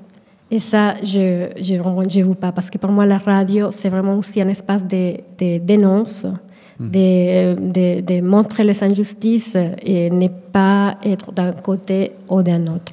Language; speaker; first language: French; non-native, fluent; Spanish